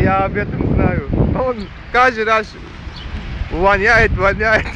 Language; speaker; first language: Russian; non-native, learner; Uzbek